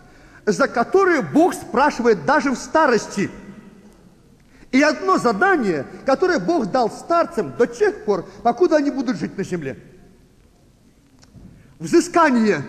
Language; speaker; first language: Russian; native; Russian